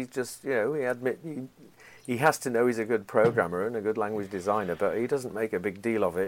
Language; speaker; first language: English; native; English